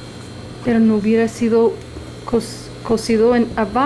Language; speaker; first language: Spanish; non-native, learner; English